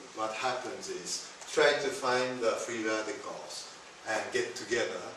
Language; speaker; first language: English; non-native, fluent; Japanese